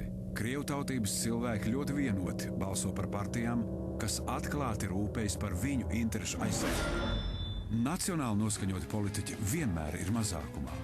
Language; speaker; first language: Latvian; native; Latvian